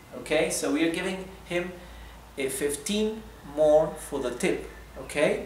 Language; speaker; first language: English; non-native, fluent; Spanish